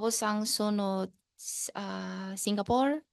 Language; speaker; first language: Filipino; non-native, learner; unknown